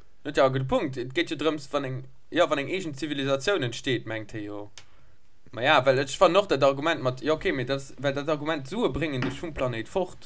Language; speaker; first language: Luxembourgish; native; Luxembourgish